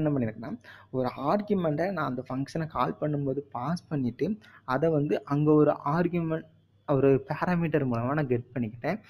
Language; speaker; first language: Tamil; native; Tamil